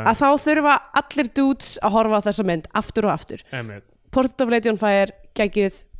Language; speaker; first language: Icelandic; native; Icelandic